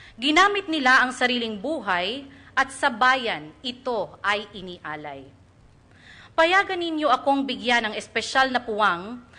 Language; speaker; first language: Filipino; native; Filipino